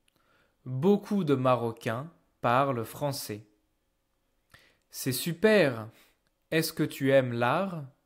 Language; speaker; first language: French; non-native, fluent; English